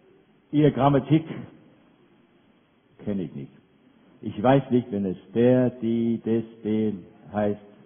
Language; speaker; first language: German; non-native, fluent; Danish